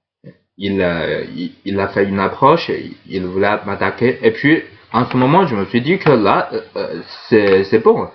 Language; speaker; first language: French; non-native, fluent; Chinese